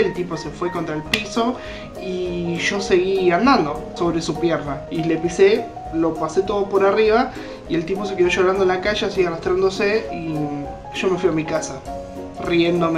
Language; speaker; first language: Spanish; native; Spanish